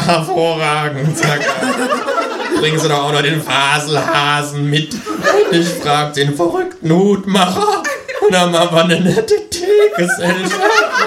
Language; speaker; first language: German; native; German